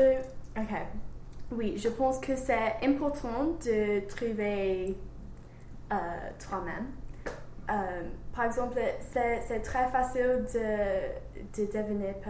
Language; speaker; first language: French; non-native, learner; English